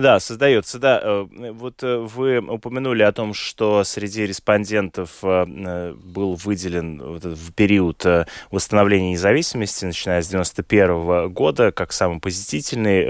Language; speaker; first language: Russian; native; Russian